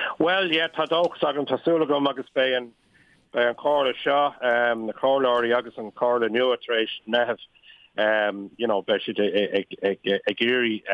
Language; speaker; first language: Irish; non-native, local second language; English